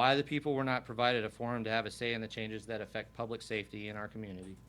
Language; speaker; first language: English; native; English